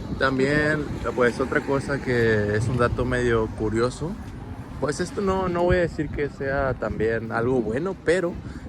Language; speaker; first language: Spanish; native; Spanish